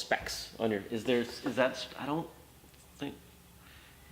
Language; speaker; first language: English; native; English